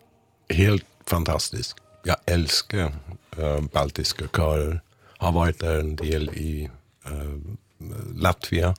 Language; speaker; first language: Swedish; non-native, fluent; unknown